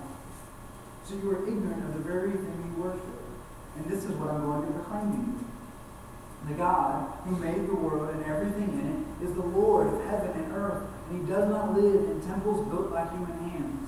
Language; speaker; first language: English; native; English